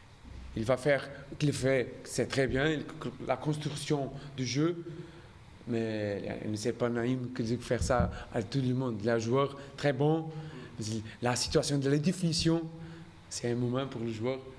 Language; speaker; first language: French; non-native, learner; Portuguese